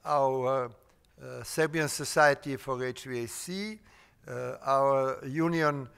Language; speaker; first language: English; non-native, fluent; Serbian